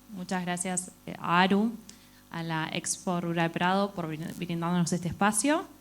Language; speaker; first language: Spanish; native; Spanish